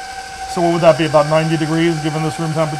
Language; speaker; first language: English; native; English